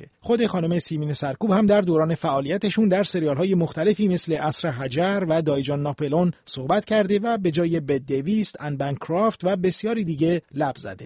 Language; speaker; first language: Persian; native; Persian